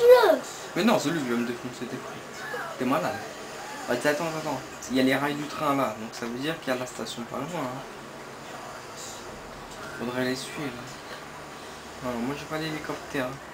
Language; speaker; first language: French; native; French